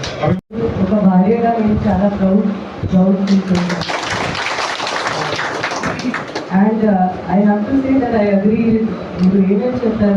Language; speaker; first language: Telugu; non-native, fluent; Hindi